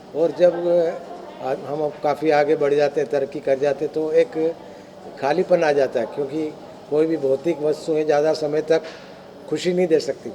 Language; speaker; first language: Hindi; non-native, local second language; Sindhi